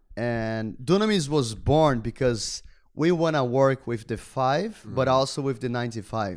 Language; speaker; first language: English; non-native, fluent; Portuguese